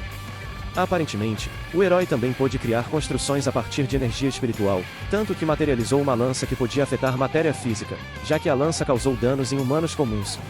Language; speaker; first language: Portuguese; native; Portuguese